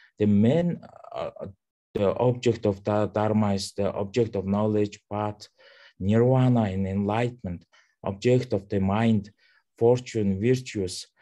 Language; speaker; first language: English; non-native, learner; Mongolian